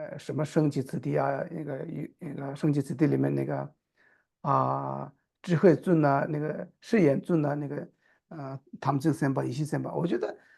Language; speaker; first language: Chinese; non-native, local second language; Tibetan